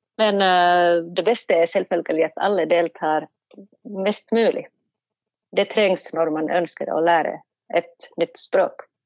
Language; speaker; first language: Norwegian; non-native, fluent; Finnish